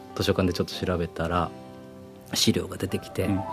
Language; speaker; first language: Japanese; native; Japanese